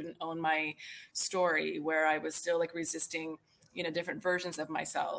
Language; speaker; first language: English; native; English